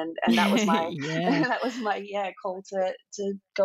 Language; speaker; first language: English; native; English